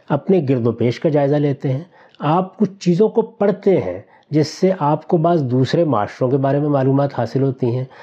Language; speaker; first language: Urdu; non-native, local second language; Punjabi